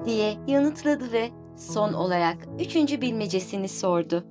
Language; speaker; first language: Turkish; native; Turkish